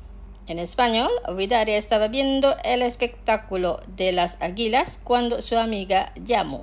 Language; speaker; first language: Spanish; non-native, fluent; Indonesian